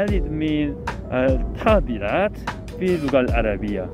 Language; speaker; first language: Arabic; non-native, learner; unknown